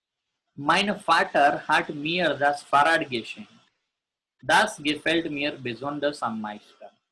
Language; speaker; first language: German; non-native, learner; Gujarati